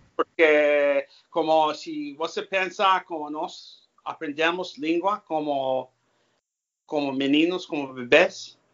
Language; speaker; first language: Portuguese; non-native, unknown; English